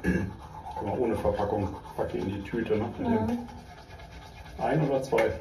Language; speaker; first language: German; native; German